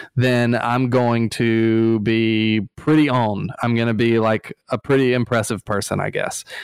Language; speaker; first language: English; native; English